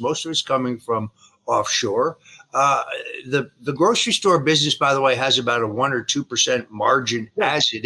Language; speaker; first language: English; native; English